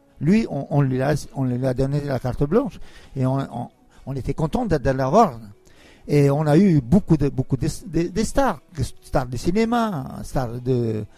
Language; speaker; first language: French; non-native, fluent; Serbian